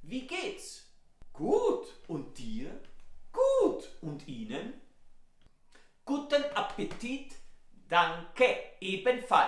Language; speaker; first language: German; non-native, fluent; Italian